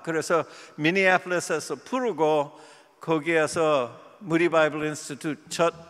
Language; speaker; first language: Korean; non-native, fluent; English